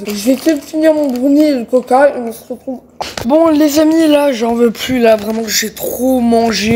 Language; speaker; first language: French; native; French